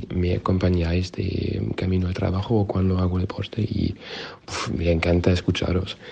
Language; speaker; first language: Spanish; non-native, fluent; German